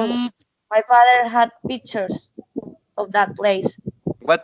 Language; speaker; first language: English; non-native, learner; Spanish